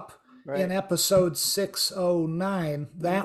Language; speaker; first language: English; native; English